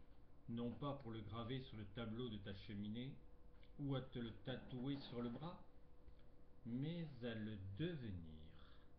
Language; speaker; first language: French; native; French